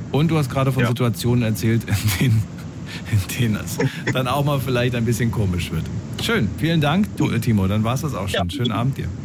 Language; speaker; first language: German; native; German